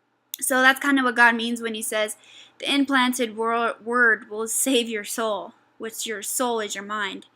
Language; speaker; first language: English; native; English